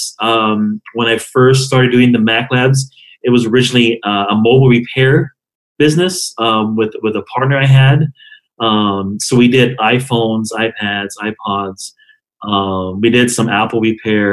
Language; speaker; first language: English; native; English